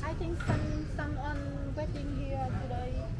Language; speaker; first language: English; non-native, learner; Vietnamese